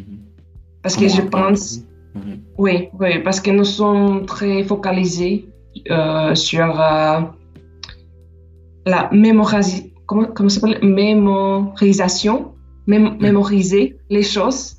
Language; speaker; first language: French; non-native, fluent; Slovak